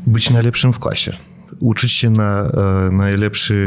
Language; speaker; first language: Polish; non-native, fluent; Russian